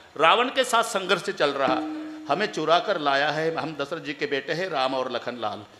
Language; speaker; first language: Hindi; non-native, local second language; Marathi